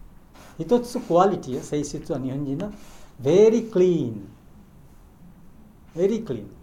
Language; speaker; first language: Japanese; non-native, learner; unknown